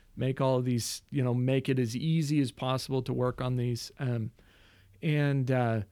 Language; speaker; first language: English; native; English